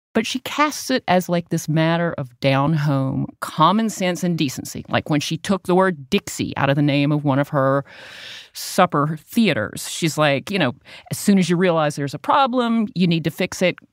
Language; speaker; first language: English; native; English